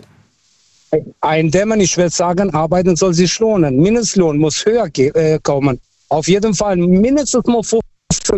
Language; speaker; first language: German; non-native, local second language; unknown